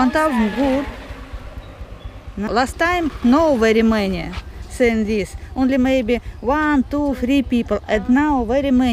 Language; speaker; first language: English; non-native, learner; Russian